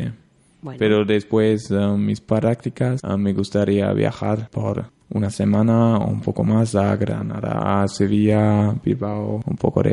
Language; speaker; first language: Spanish; non-native, learner; German